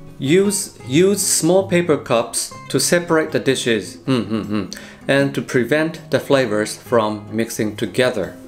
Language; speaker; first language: English; non-native, fluent; Japanese